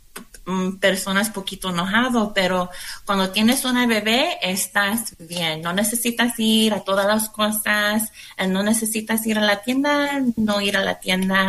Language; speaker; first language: Spanish; non-native, learner; English